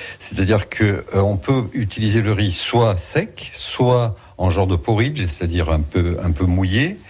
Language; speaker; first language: French; non-native, local second language; Malagasy